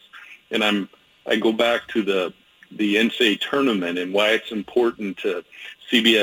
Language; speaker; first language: English; native; English